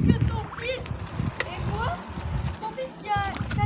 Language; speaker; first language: French; native; French